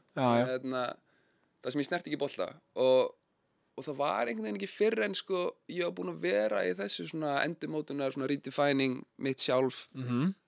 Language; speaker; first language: Icelandic; native; Icelandic